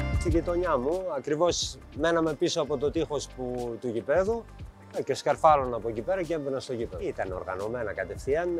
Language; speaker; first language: Greek; early bilingual, heritage; Greek